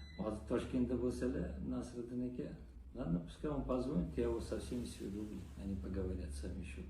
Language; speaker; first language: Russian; non-native, local second language; Uzbek